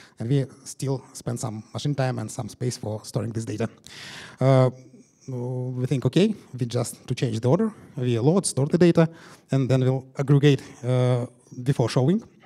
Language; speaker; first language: English; non-native, fluent; Russian